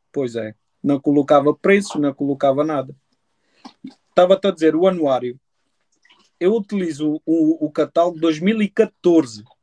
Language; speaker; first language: Portuguese; native; Portuguese